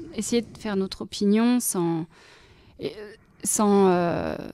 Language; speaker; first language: French; native; French